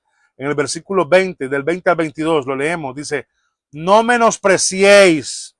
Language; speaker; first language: Spanish; native; Spanish